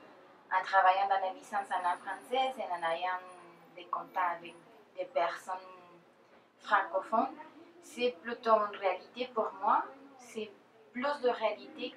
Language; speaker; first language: French; non-native, fluent; Spanish